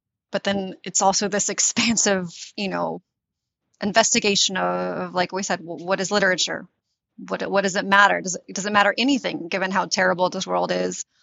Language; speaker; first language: English; native; English